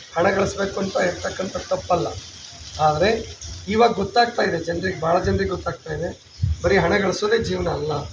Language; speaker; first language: Kannada; native; Kannada